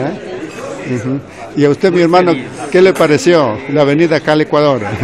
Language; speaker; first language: Spanish; native; Spanish